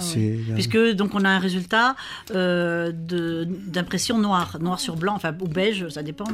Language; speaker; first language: French; native; French